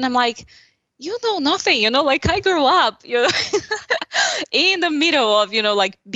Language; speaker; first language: English; non-native, fluent; Portuguese